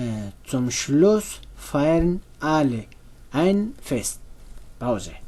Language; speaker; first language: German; non-native, fluent; Pashto